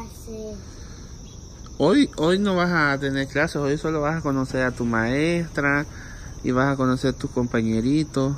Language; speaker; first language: Spanish; native; Spanish